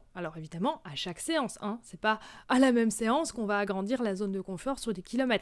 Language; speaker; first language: French; native; French